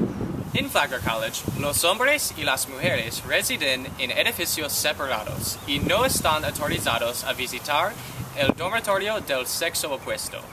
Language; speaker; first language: Spanish; non-native, learner; English